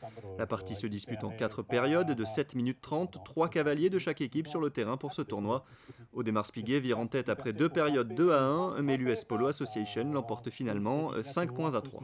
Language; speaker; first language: French; native; French